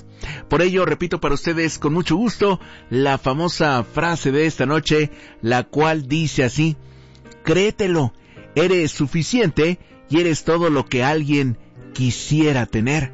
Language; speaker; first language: Spanish; native; Spanish